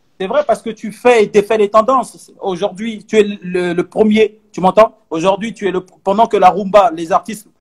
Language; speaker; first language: French; non-native, local second language; Lingala